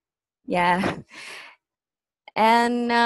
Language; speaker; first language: English; non-native, learner; Vietnamese